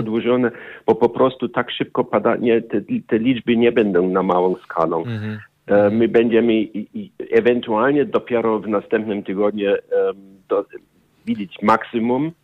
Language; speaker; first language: Polish; non-native, learner; German